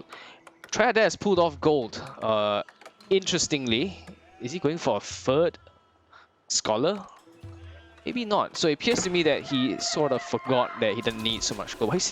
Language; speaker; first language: English; native; English